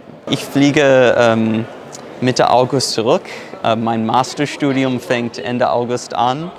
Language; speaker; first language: German; non-native, fluent; English